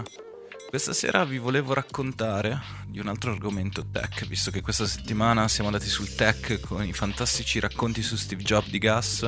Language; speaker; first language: Italian; native; Italian